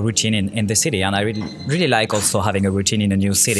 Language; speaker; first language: English; non-native, fluent; French